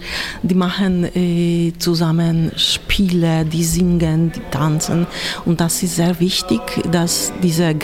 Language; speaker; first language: German; non-native, learner; Polish